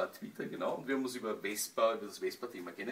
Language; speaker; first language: German; native; German